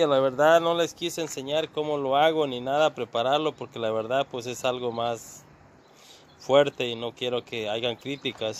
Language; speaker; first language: Spanish; native; Spanish